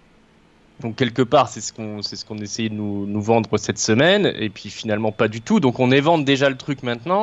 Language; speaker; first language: French; native; French